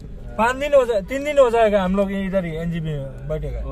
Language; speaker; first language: Hindi; non-native, local second language; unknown